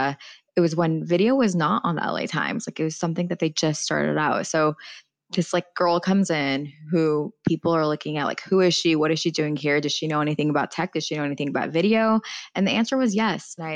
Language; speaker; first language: English; early bilingual, other home language; Persian